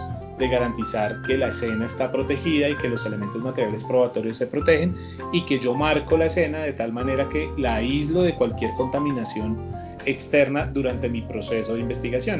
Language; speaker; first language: Spanish; native; Spanish